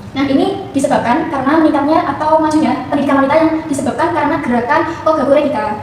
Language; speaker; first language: Indonesian; native; Indonesian